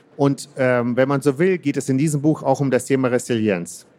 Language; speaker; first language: German; early bilingual, other home language; Russian